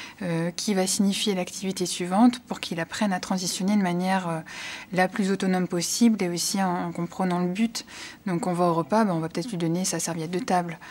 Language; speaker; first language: French; native; French